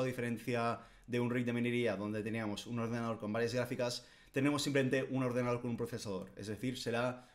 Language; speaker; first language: Spanish; native; Spanish